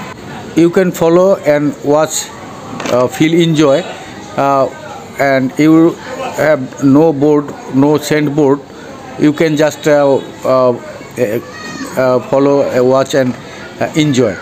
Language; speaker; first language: English; non-native, learner; Bangla